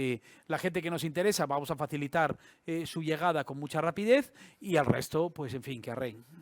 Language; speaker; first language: Spanish; native; Spanish